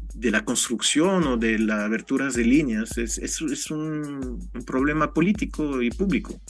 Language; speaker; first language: Spanish; non-native, fluent; French